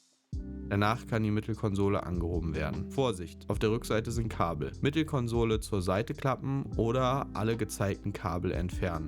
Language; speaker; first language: German; native; German